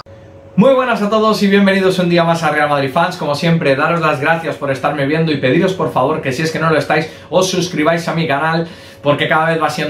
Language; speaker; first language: Spanish; native; Spanish